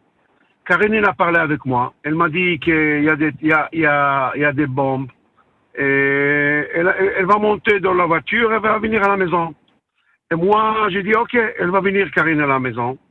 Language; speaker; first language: French; non-native, learner; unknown